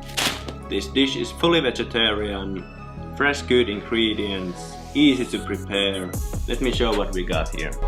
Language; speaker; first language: English; non-native, fluent; Finnish